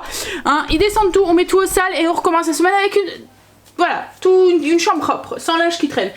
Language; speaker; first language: French; native; French